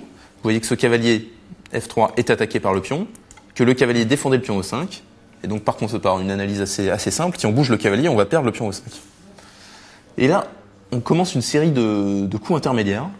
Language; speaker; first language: French; native; French